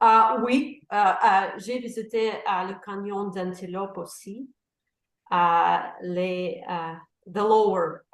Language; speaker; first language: French; non-native, learner; Russian